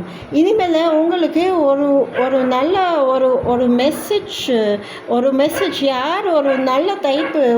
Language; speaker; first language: Tamil; non-native, learner; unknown